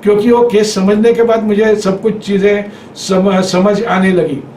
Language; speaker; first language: Hindi; non-native, local second language; Marathi